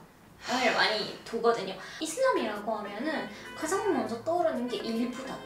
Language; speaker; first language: Korean; non-native, fluent; Arabic